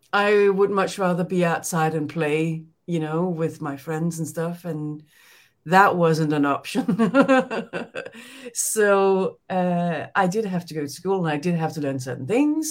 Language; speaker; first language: English; non-native, fluent; Danish